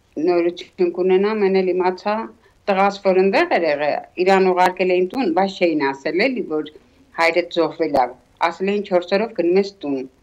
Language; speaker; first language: Armenian; native; Armenian